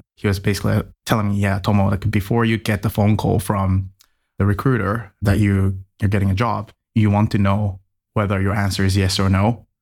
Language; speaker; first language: English; non-native, fluent; Japanese